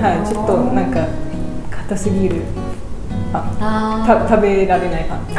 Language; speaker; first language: Japanese; non-native, fluent; English